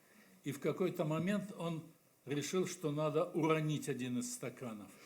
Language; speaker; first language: Russian; native; Russian